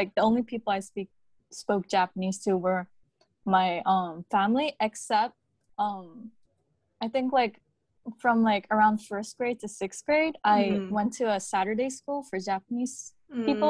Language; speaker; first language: English; early bilingual, other home language; Japanese